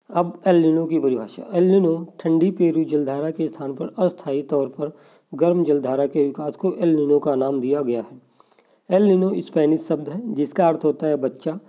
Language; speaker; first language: Hindi; native; Hindi